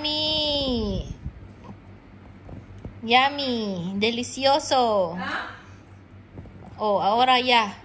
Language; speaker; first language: Spanish; non-native, learner; Filipino